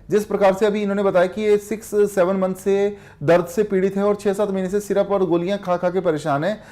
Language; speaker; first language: Hindi; native; Hindi